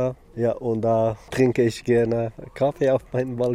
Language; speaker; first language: German; non-native, fluent; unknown